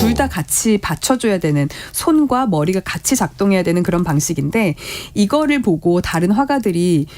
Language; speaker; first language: Korean; native; Korean